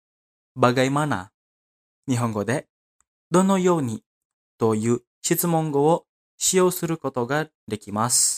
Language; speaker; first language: Japanese; non-native, fluent; Indonesian